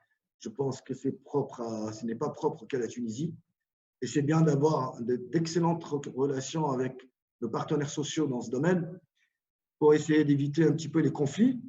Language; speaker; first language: French; non-native, local second language; Arabic